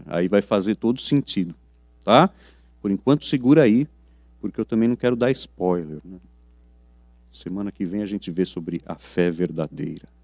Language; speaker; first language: Portuguese; native; Portuguese